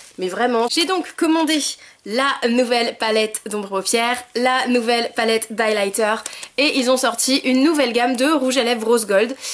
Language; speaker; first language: French; native; French